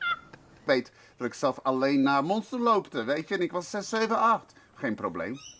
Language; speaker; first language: Dutch; early bilingual, heritage; Dutch